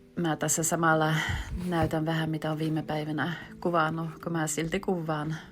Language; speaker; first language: Finnish; early bilingual, heritage; Finnish